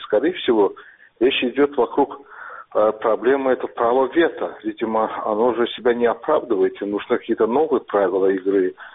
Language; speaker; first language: Russian; non-native, local second language; Azerbaijani